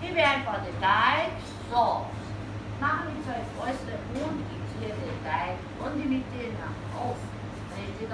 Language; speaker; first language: German; non-native, fluent; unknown